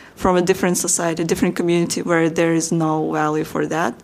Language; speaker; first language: English; non-native, fluent; Russian